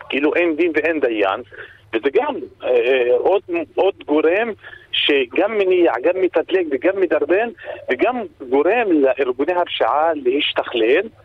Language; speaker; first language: Hebrew; non-native, local second language; Arabic